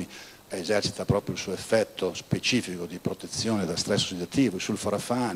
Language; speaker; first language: Italian; native; Italian